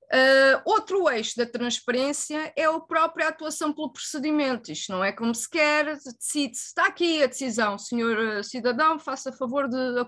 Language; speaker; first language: Portuguese; native; Portuguese